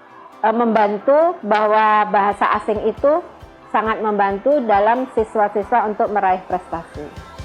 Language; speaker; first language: Indonesian; native; Indonesian